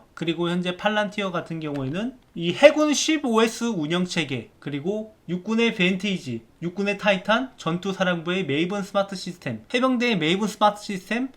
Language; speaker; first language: Korean; native; Korean